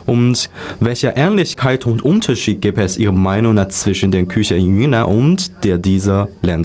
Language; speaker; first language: German; non-native, learner; Chinese